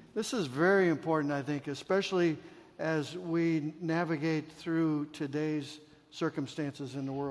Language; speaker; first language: English; native; English